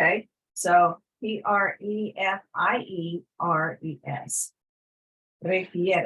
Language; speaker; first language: Spanish; non-native, fluent; English